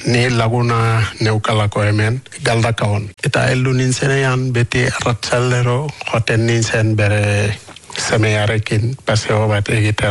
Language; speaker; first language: Basque; non-native, learner; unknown